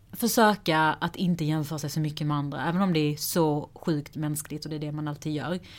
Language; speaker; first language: Swedish; early bilingual, other home language; Persian